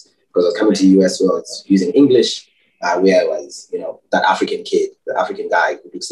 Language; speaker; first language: English; non-native, local second language; North Ndebele